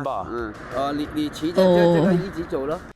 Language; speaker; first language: Chinese; native; Chinese